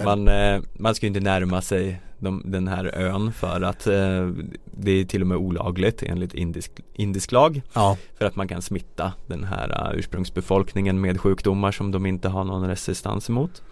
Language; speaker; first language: Swedish; native; Swedish